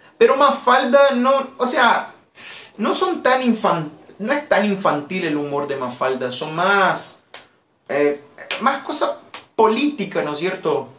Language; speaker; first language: Spanish; non-native, fluent; Portuguese